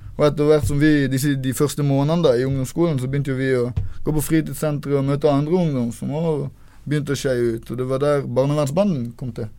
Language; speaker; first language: Norwegian; native; Norwegian